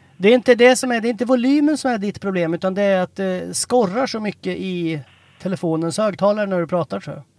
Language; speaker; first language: Swedish; native; Swedish